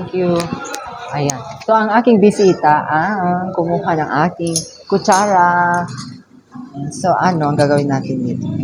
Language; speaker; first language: Filipino; native; Filipino